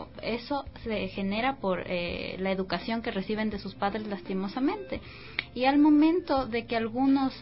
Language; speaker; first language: Spanish; native; Spanish